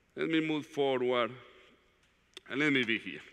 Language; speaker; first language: English; non-native, fluent; Spanish